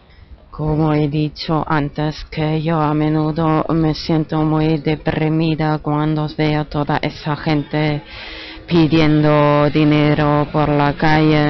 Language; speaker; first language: Spanish; non-native, fluent; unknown